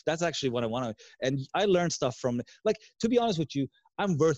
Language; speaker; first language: English; non-native, fluent; Swedish